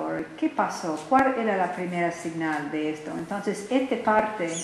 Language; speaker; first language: Spanish; non-native, learner; English